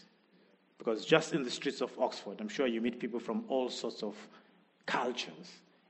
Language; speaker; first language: English; non-native, local second language; Shona